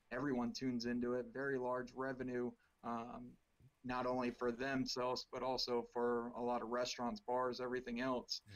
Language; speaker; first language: English; native; English